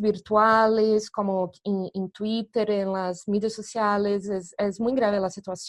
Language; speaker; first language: Spanish; non-native, fluent; Portuguese